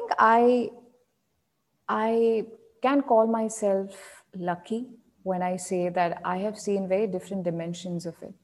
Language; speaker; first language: English; non-native, local second language; Marathi